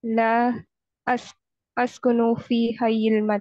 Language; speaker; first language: Arabic; non-native, learner; Urdu